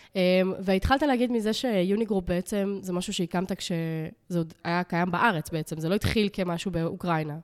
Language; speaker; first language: Hebrew; early bilingual, other home language; Russian